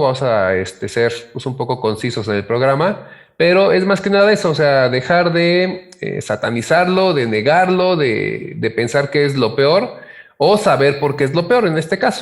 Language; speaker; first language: Spanish; native; Spanish